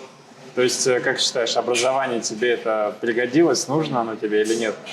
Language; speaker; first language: Russian; native; Russian